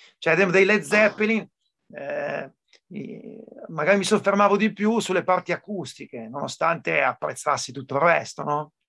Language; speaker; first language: Italian; native; Italian